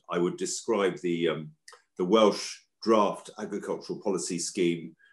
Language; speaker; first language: English; native; English